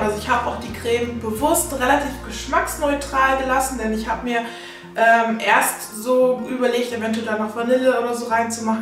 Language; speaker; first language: German; native; German